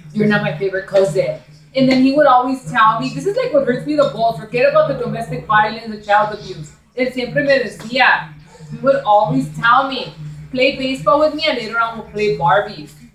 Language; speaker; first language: English; early bilingual, other home language; Spanish